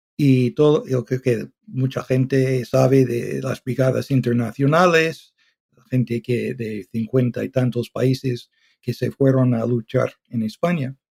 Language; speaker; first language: Spanish; non-native, fluent; English